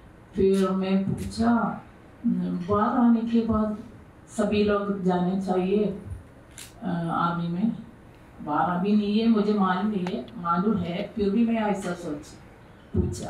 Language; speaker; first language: Hindi; non-native, local second language; Malayalam